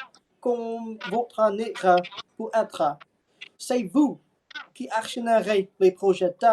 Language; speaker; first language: French; non-native, learner; English